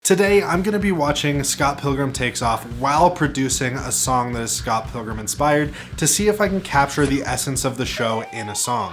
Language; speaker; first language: English; native; English